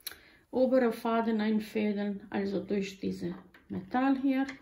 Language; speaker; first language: German; non-native, learner; Croatian